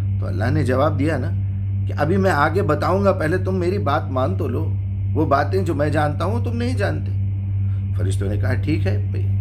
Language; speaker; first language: Urdu; native; Urdu